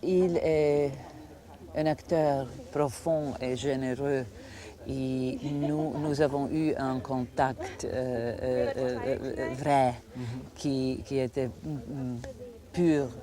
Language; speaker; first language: French; non-native, fluent; Croatian